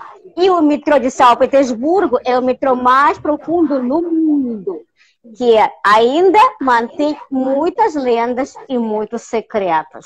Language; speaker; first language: Portuguese; non-native, fluent; Russian